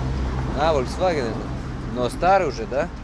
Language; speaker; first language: Russian; non-native, learner; Lithuanian